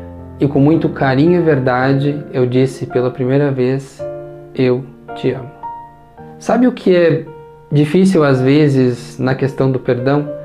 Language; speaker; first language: Portuguese; native; Portuguese